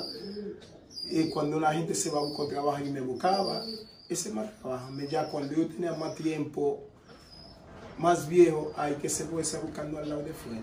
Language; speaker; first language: Spanish; non-native, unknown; Haitian Creole